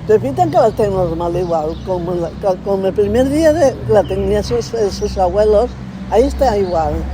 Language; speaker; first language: Spanish; non-native, local second language; Catalan